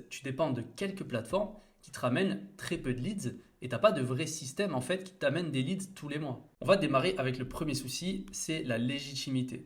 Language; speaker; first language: French; native; French